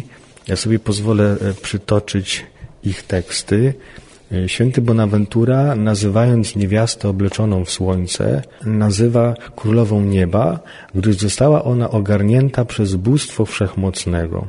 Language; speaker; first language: Polish; native; Polish